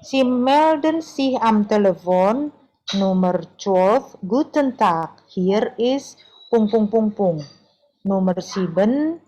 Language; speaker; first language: German; non-native, fluent; Indonesian